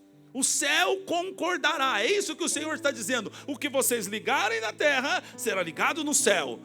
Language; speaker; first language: Portuguese; native; Portuguese